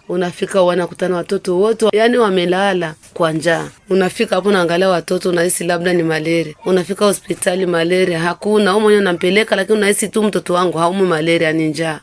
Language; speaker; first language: Swahili; non-native, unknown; Rundi